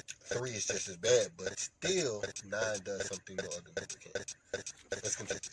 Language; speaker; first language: English; native; English